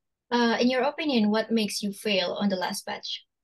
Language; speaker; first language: English; non-native, fluent; Indonesian